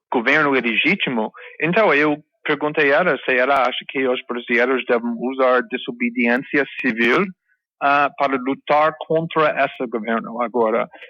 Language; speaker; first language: Portuguese; non-native, fluent; English